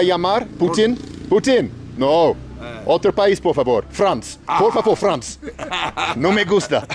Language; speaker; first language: Spanish; non-native, learner; English